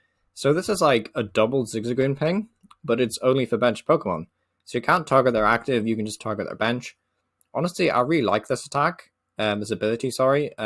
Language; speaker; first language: English; native; English